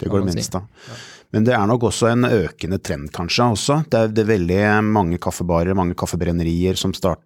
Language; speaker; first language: Norwegian; native; Norwegian